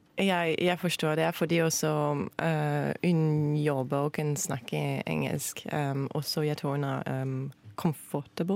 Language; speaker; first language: Norwegian; non-native, learner; English